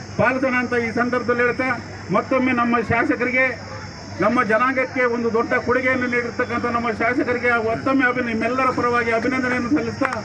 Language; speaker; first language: Kannada; native; Kannada